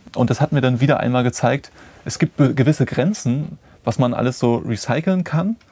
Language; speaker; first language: German; native; German